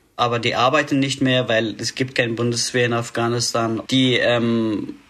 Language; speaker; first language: German; non-native, fluent; Persian